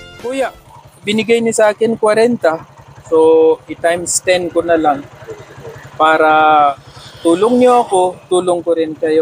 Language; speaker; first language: Filipino; non-native, learner; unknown